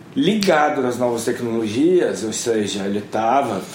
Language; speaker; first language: Portuguese; native; Portuguese